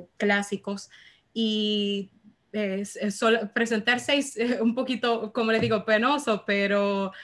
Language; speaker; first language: Spanish; native; Spanish